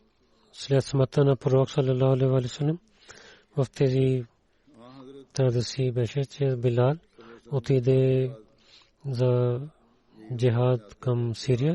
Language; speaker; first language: Bulgarian; non-native, learner; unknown